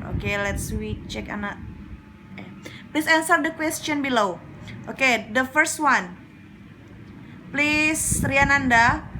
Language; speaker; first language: English; non-native, learner; Indonesian